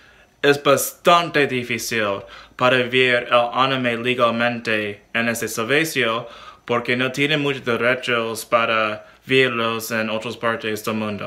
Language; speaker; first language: Spanish; non-native, learner; English